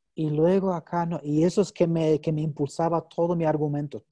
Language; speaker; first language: Spanish; non-native, fluent; English